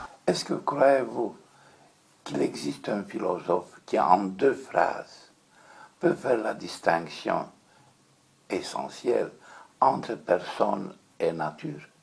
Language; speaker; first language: French; non-native, fluent; Romanian